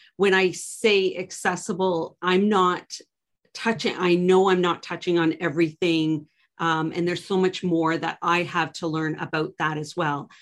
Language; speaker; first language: English; native; English